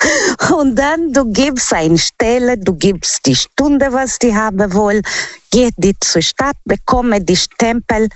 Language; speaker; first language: German; non-native, learner; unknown